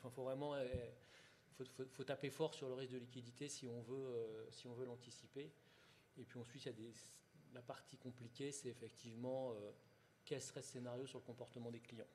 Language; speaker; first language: French; native; French